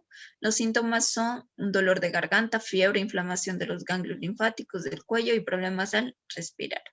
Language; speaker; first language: Spanish; native; Spanish